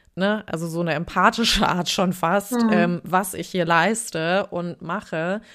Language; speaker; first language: German; native; German